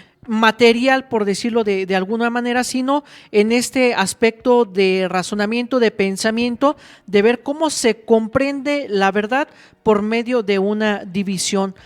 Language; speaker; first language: Spanish; native; Spanish